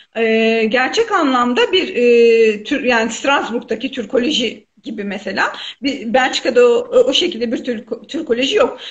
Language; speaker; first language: Turkish; native; Turkish